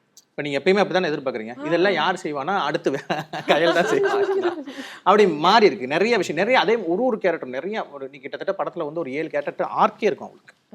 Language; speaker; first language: Tamil; native; Tamil